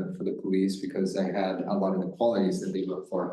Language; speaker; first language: English; non-native, fluent; Portuguese